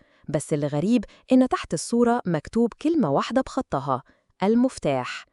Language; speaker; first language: Arabic; native; Arabic